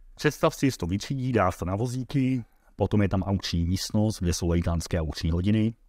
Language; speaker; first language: Czech; early bilingual, heritage; Dutch